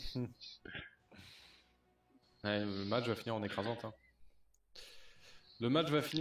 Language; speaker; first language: French; native; French